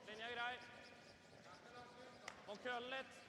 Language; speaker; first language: Norwegian; native; Norwegian